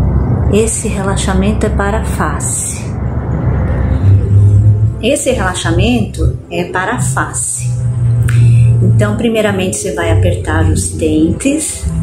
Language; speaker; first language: Portuguese; native; Portuguese